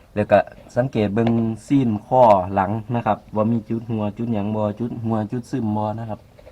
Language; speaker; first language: Thai; native; Thai